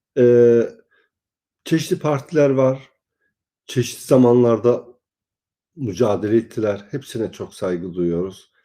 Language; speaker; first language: Turkish; non-native, local second language; Kurdish